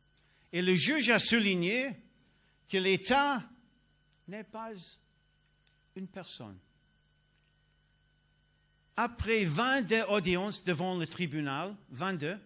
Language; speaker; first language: French; non-native, learner; English